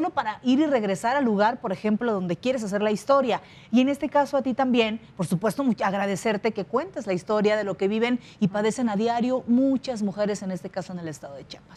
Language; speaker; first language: Spanish; native; Spanish